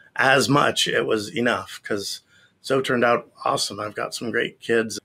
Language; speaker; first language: English; native; English